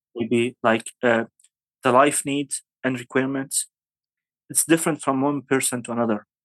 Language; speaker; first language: English; non-native, fluent; Arabic